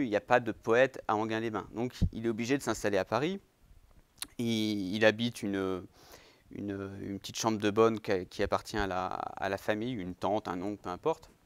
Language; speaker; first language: French; native; French